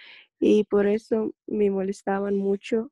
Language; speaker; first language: Spanish; non-native, learner; Russian